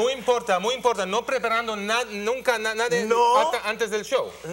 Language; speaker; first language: Spanish; non-native, learner; Hebrew